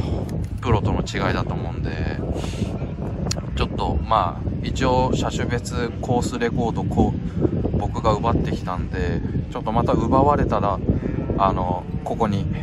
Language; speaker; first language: Japanese; native; Japanese